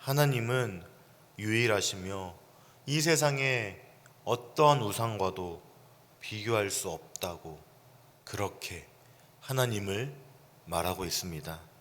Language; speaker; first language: Korean; native; Korean